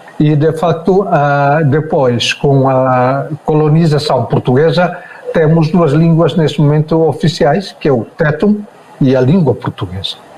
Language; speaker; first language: Portuguese; non-native, local second language; Tetum